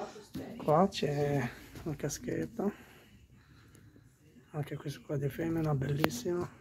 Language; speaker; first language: Italian; non-native, learner; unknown